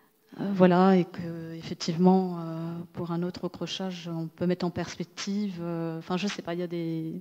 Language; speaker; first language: French; native; French